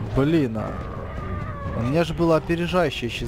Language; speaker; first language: Russian; native; Russian